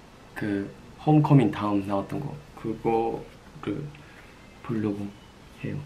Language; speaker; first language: Korean; non-native, fluent; Japanese